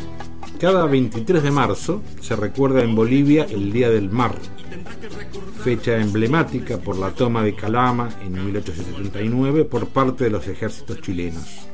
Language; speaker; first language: Spanish; native; Spanish